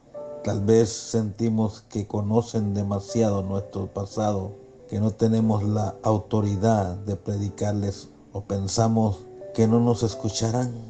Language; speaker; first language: Spanish; native; Spanish